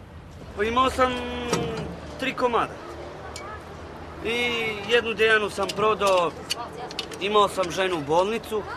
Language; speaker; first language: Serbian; non-native, local second language; Romany